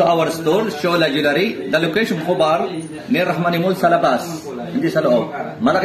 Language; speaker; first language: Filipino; non-native, learner; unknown